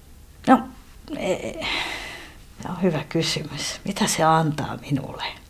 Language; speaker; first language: Finnish; non-native, fluent; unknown